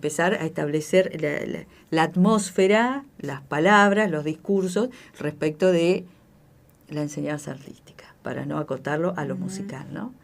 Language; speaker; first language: Spanish; native; Spanish